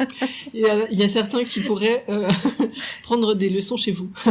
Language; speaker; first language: French; native; French